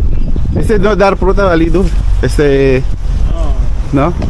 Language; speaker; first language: Spanish; non-native, learner; Filipino